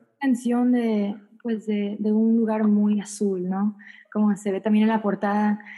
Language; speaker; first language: Spanish; early bilingual, heritage; Spanish